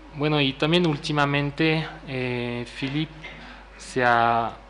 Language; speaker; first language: Spanish; non-native, fluent; French